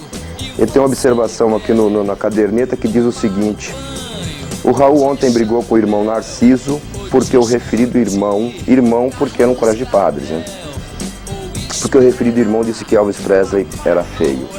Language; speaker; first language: Portuguese; native; Portuguese